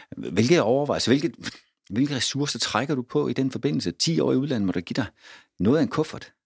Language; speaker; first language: Danish; native; Danish